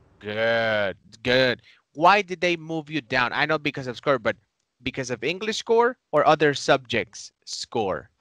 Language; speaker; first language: English; non-native, fluent; Spanish